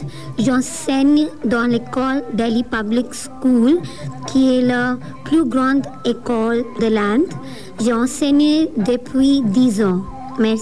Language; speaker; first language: French; non-native, fluent; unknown